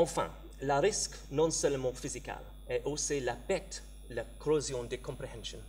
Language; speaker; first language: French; non-native, learner; English